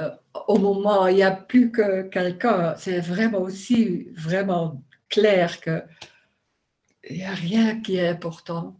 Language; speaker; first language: French; non-native, learner; Dutch